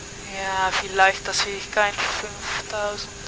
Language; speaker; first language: German; non-native, learner; Dutch